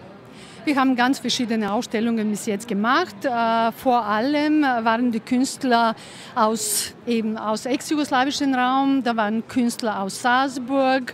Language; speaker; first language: German; non-native, fluent; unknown